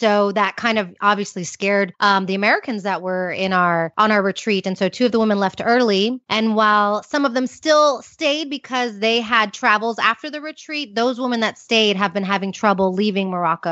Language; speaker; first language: English; native; English